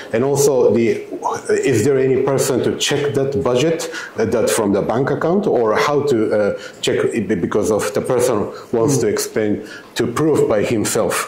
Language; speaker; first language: English; non-native, learner; Japanese